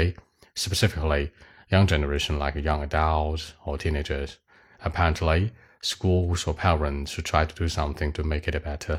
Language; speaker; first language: English; non-native, fluent; Chinese